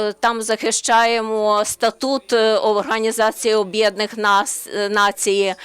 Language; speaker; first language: Ukrainian; non-native, learner; Slovenian